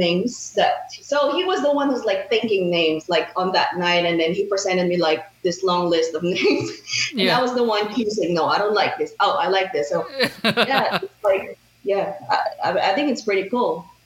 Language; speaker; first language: English; non-native, local second language; Filipino